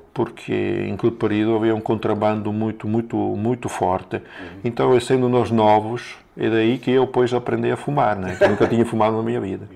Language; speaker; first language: Portuguese; non-native, learner; Italian